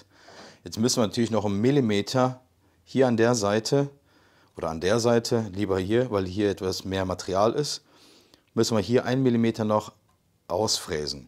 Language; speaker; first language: German; native; German